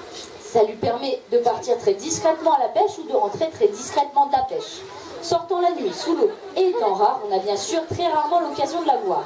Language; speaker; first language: French; native; French